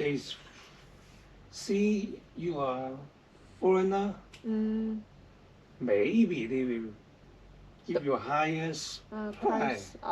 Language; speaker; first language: English; non-native, local second language; Cantonese